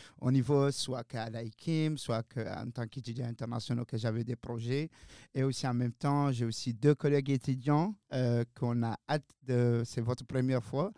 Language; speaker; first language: French; non-native, local second language; Arabic